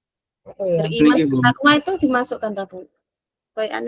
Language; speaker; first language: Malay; non-native, local second language; Javanese